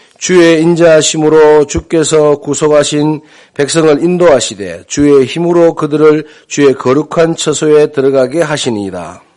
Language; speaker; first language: Korean; native; Korean